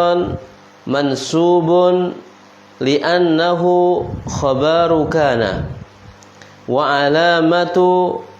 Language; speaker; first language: Arabic; non-native, fluent; Indonesian